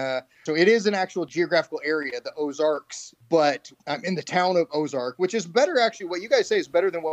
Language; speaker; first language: English; native; English